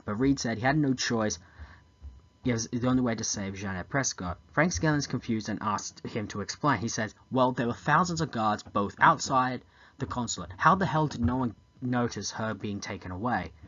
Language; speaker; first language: English; native; English